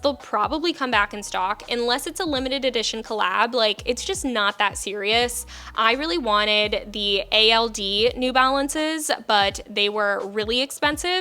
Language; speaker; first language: English; native; English